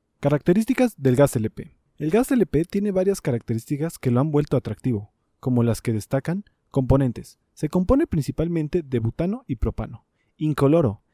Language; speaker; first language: Spanish; native; Spanish